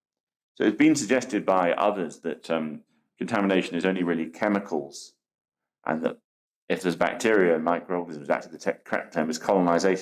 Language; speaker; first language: English; native; English